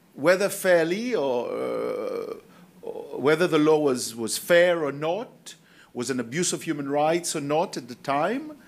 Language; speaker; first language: English; non-native, local second language; Seselwa Creole French